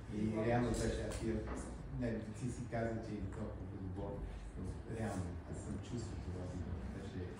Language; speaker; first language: Bulgarian; early bilingual, heritage; English